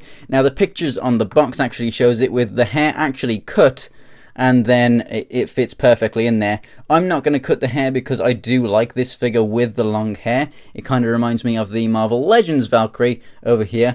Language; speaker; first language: English; native; English